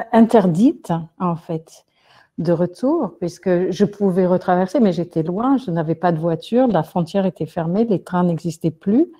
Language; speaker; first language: French; non-native, fluent; English